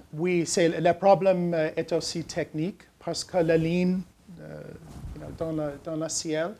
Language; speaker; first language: French; non-native, learner; English